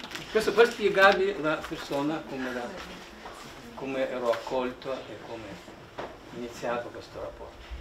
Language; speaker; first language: Italian; non-native, fluent; Russian